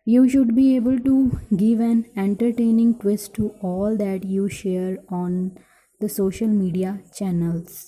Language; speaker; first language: English; non-native, local second language; Punjabi